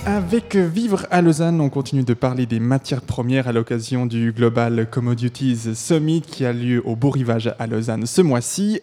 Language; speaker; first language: French; native; French